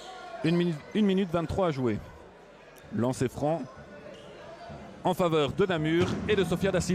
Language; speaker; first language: French; native; French